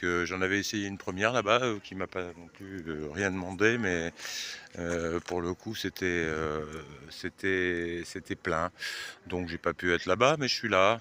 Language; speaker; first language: French; native; French